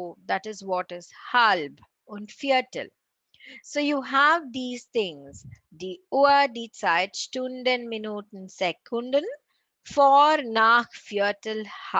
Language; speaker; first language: German; non-native, learner; Tamil